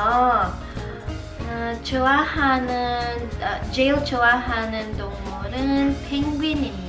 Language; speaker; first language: Korean; non-native, learner; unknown